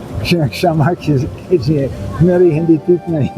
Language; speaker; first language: Hindi; non-native, learner; English